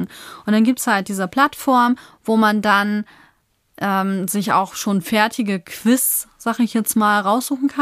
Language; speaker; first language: German; native; German